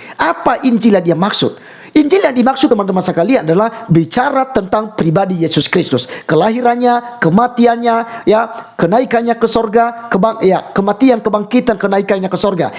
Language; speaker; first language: Indonesian; native; Indonesian